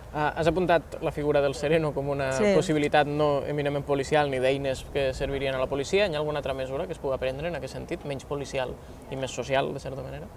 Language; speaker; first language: Catalan; native; Catalan